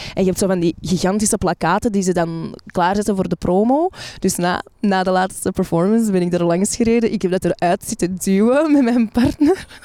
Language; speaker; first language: Dutch; early bilingual, other home language; Arabic